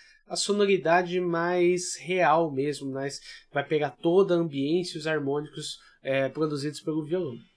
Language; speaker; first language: Portuguese; native; Portuguese